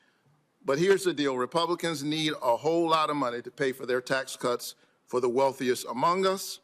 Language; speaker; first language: English; native; English